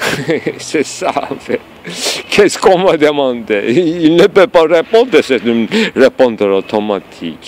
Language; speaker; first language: French; non-native, fluent; Turkish